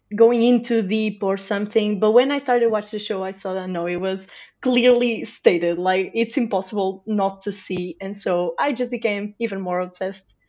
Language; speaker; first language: English; non-native, fluent; Portuguese